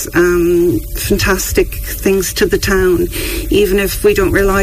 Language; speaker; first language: English; native; English